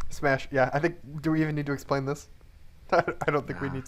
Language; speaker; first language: English; native; English